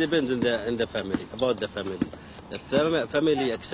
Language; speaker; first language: English; non-native, fluent; Arabic